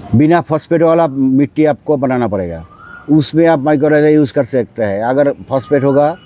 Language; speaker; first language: Hindi; non-native, local second language; Bangla